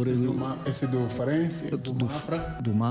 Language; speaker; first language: Portuguese; non-native, learner; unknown